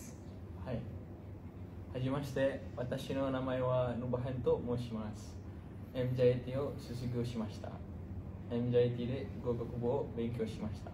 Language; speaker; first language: Japanese; non-native, learner; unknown